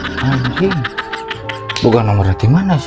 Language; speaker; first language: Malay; non-native, local second language; Sundanese